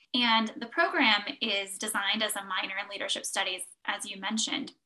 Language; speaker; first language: English; native; English